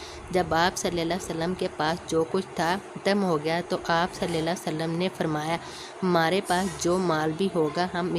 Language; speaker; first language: Urdu; native; Urdu